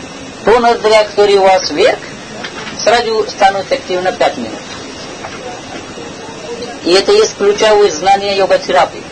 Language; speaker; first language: Russian; non-native, learner; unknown